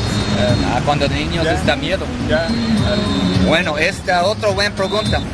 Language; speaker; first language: Spanish; non-native, learner; English